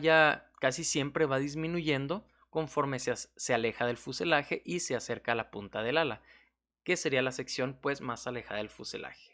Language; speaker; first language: Spanish; native; Spanish